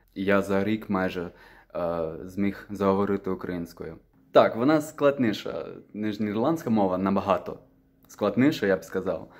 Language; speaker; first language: Ukrainian; non-native, fluent; Dutch